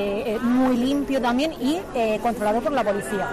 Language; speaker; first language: Spanish; native; Spanish